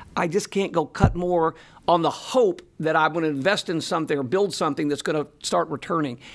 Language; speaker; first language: English; native; English